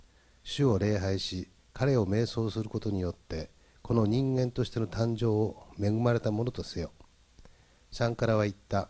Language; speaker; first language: Japanese; native; Japanese